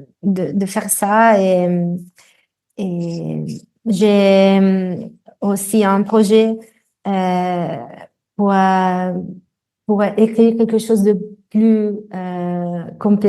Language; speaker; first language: French; non-native, fluent; Italian